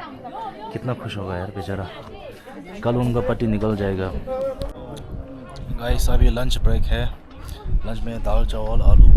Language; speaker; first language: Hindi; non-native, fluent; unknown